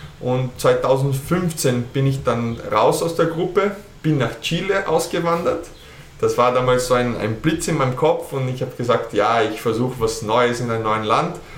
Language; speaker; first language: German; early bilingual, heritage; German